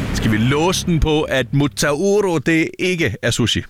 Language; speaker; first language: Danish; native; Danish